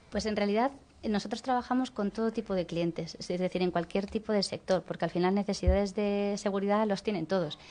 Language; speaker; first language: Spanish; native; Spanish